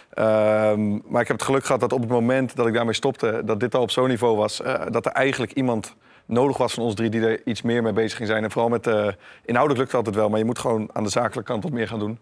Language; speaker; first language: Dutch; native; Dutch